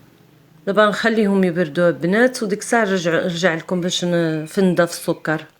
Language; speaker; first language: Arabic; native; Arabic